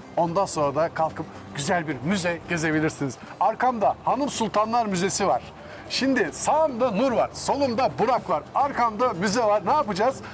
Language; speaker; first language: Turkish; native; Turkish